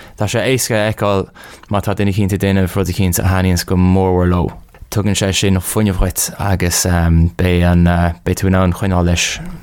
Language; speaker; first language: Irish; non-native, local second language; English